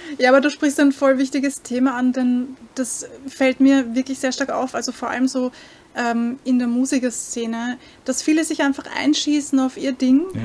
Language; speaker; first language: German; native; German